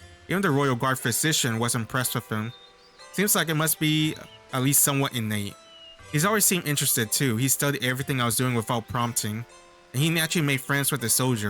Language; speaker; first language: English; native; English